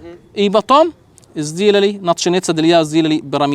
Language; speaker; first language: Russian; non-native, learner; Arabic